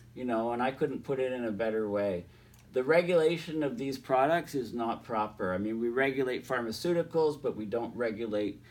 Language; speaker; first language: English; native; English